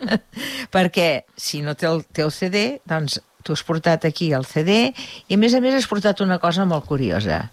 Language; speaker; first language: Catalan; native; Catalan